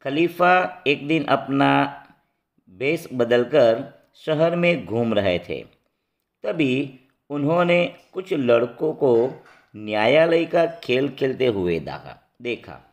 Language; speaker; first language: Hindi; non-native, local second language; Gujarati